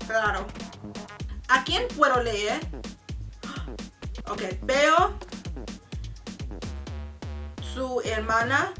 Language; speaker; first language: Spanish; non-native, learner; English